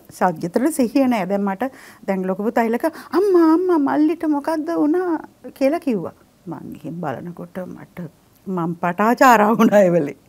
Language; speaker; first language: Sinhala; native; Sinhala